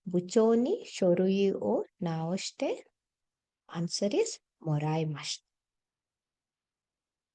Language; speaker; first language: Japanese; non-native, fluent; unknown